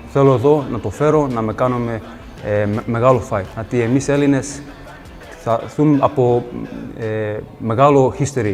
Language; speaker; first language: Greek; early bilingual, heritage; English